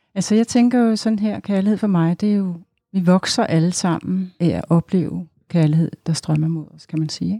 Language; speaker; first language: Danish; native; Danish